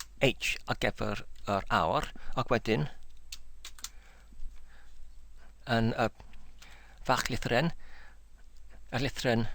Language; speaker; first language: Welsh; non-native, learner; English